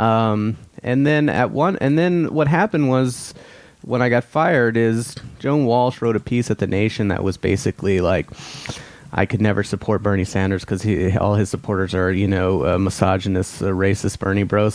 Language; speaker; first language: English; native; English